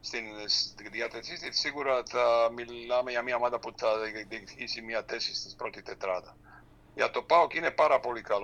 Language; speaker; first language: Greek; non-native, fluent; Serbian